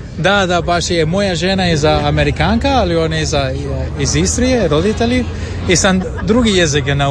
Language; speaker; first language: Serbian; early bilingual, heritage; Spanish